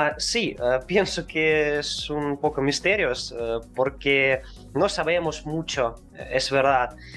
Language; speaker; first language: Spanish; non-native, learner; Russian